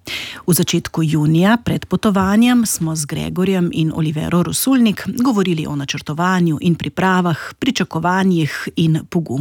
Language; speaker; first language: Slovenian; native; Slovenian